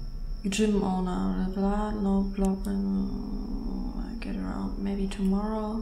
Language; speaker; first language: English; non-native, learner; German